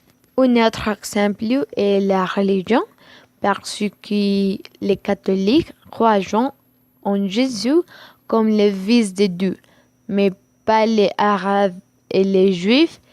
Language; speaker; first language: French; non-native, learner; Spanish